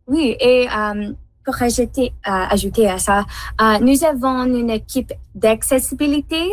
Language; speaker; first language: French; non-native, learner; English